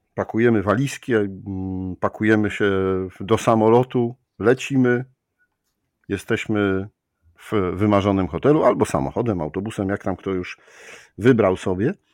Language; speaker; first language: Polish; native; Polish